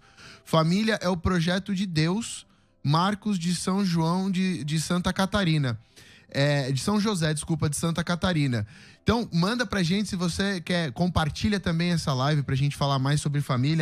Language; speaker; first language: Portuguese; native; Portuguese